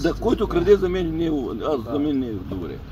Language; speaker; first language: Russian; non-native, learner; Bulgarian